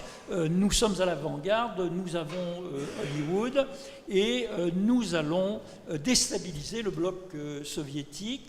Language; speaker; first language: French; native; French